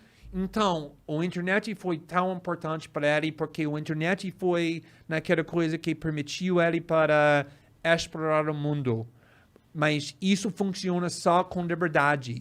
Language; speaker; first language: Portuguese; non-native, fluent; English